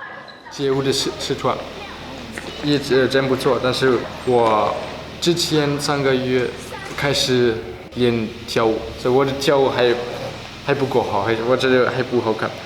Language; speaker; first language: Chinese; non-native, learner; German